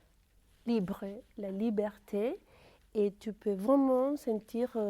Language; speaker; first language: French; non-native, fluent; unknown